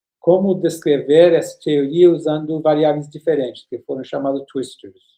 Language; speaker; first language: Portuguese; non-native, fluent; English